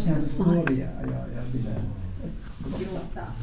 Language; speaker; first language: Swedish; non-native, fluent; Chinese